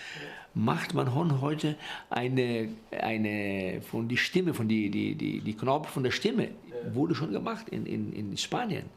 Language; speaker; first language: German; early bilingual, heritage; Portuguese